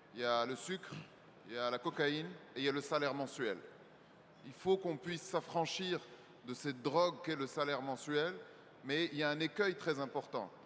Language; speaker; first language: French; non-native, local second language; Arabic